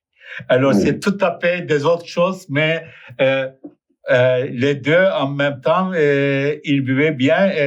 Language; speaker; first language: French; non-native, fluent; Turkish